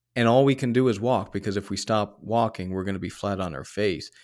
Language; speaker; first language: English; native; English